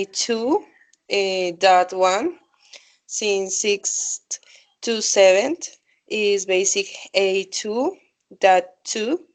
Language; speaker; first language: English; non-native, learner; Spanish